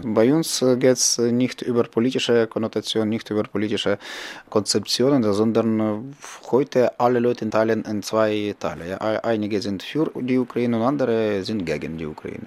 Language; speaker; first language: German; non-native, learner; Ukrainian